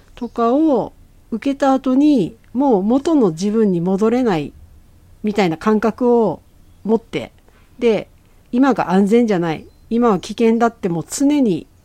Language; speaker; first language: Japanese; native; Japanese